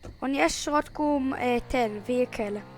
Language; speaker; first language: Polish; early bilingual, heritage; Polish